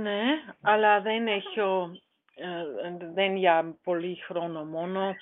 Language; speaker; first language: Greek; non-native, learner; German